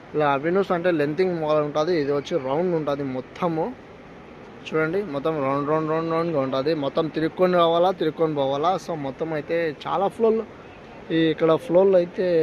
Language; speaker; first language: Telugu; non-native, local second language; Urdu